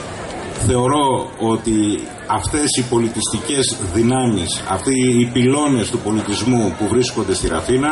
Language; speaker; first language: Greek; native; Greek